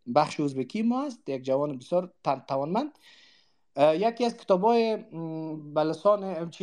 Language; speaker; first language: Persian; non-native, local second language; Uzbek